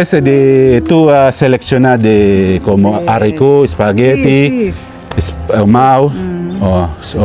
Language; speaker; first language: Spanish; non-native, learner; Filipino